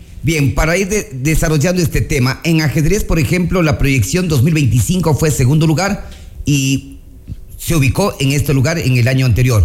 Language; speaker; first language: Spanish; native; Spanish